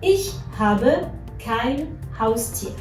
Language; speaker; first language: German; non-native, fluent; French